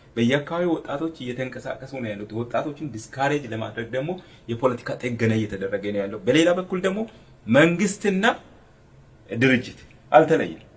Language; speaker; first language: Amharic; non-native, local second language; Sidamo